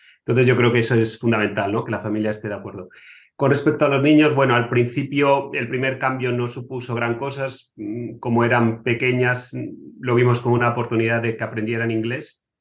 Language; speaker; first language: Spanish; native; Spanish